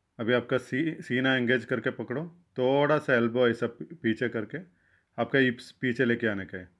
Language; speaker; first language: Hindi; non-native, local second language; Malayalam